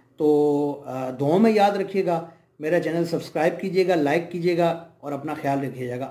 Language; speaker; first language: Urdu; native; Urdu